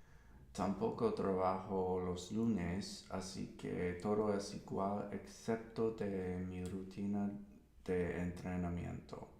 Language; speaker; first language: Spanish; non-native, learner; English